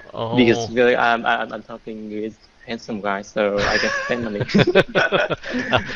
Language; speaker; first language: English; non-native, learner; Vietnamese